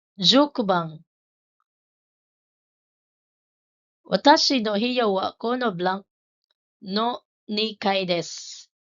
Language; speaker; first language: Japanese; non-native, fluent; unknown